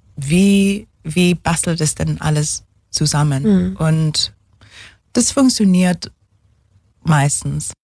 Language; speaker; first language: German; non-native, fluent; English